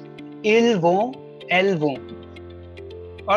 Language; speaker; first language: French; non-native, fluent; Hindi